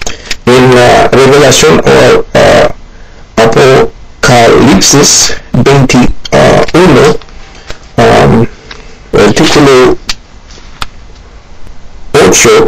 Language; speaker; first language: Spanish; non-native, learner; Haitian Creole